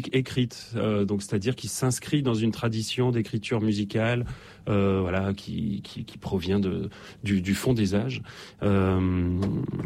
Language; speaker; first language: French; native; French